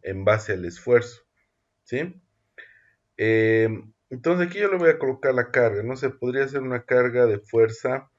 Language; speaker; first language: Spanish; native; Spanish